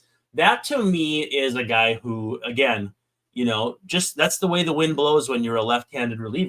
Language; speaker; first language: English; native; English